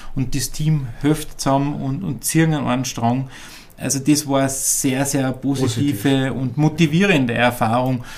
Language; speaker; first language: German; native; German